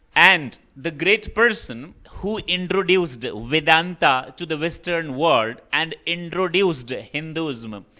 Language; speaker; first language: English; non-native, local second language; Hindi